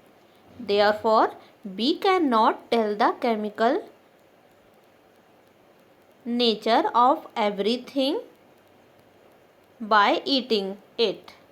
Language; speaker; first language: English; non-native, local second language; Hindi